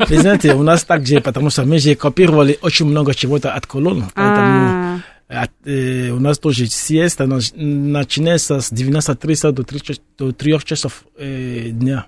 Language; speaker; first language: Russian; non-native, fluent; Fon